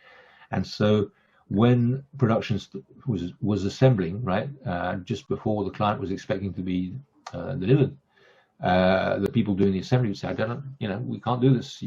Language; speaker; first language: English; non-native, fluent; French